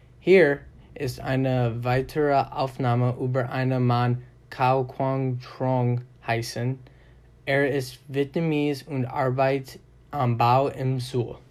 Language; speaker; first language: German; non-native, learner; English